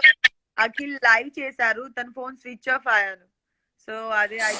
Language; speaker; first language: Telugu; non-native, local second language; Gujarati